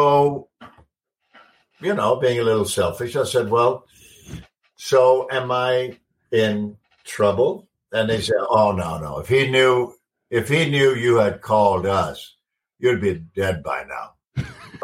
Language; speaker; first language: English; non-native, fluent; Swedish